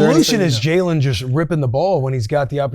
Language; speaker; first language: English; native; English